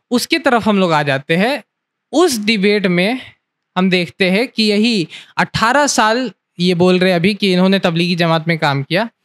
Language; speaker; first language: Hindi; native; Hindi